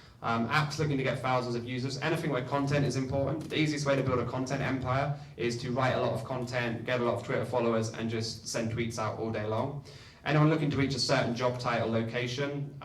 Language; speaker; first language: English; native; English